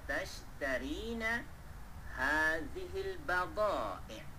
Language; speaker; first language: Arabic; non-native, fluent; Malay